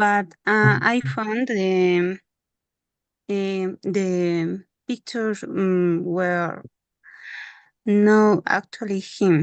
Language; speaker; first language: English; non-native, learner; Spanish